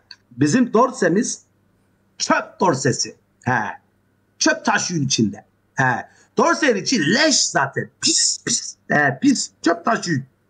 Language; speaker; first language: Turkish; early bilingual, heritage; Turkish